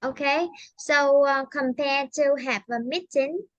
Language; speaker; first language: English; non-native, fluent; Vietnamese